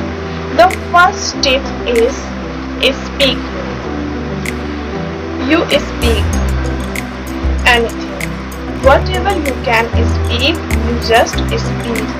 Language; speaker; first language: English; non-native, learner; Hindi